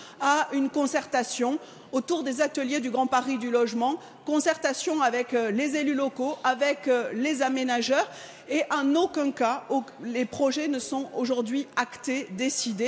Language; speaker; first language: French; native; French